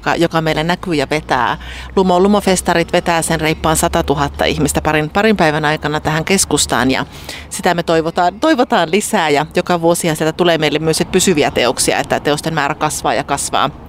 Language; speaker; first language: Finnish; native; Finnish